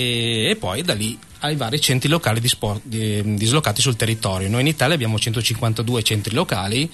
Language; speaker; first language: Italian; native; Italian